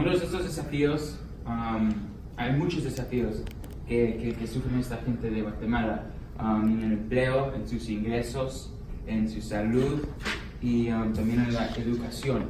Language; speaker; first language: Spanish; early bilingual, heritage; Spanish